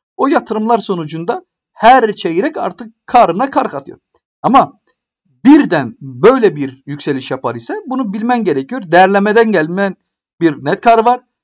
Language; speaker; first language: Turkish; native; Turkish